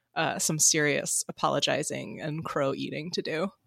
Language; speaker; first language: English; native; English